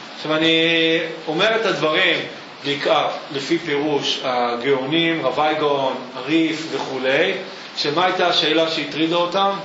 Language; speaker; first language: Hebrew; native; Hebrew